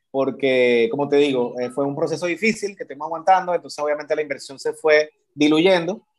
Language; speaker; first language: Spanish; native; Spanish